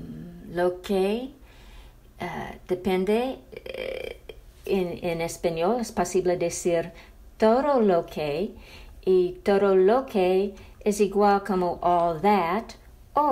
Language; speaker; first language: Spanish; non-native, fluent; English